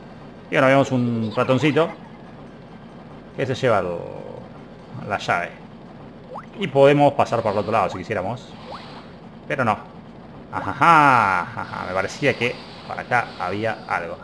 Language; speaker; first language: Spanish; native; Spanish